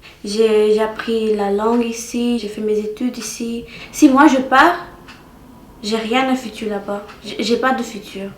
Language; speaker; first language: French; early bilingual, other home language; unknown